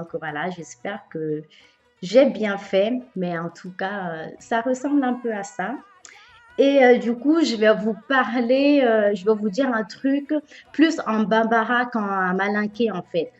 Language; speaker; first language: French; early bilingual, other home language; Bambara